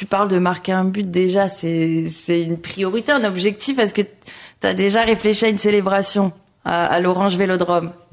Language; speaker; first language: French; native; French